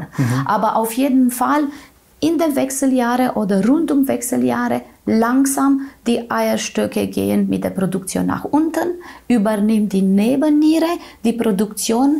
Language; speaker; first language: German; non-native, fluent; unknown